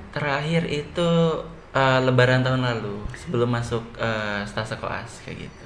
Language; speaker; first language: Indonesian; native; Indonesian